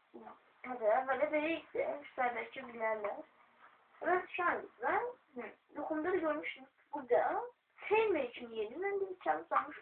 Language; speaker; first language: Turkish; non-native, learner; Azerbaijani